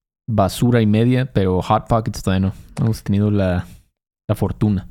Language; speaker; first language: Spanish; native; Spanish